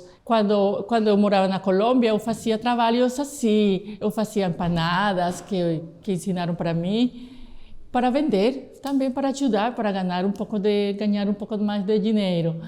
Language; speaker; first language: Portuguese; non-native, fluent; Spanish